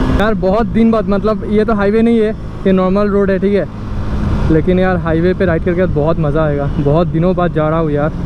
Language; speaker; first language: Hindi; non-native, local second language; Bangla